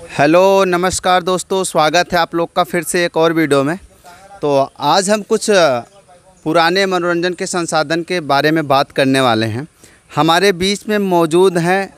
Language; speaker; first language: Hindi; native; Hindi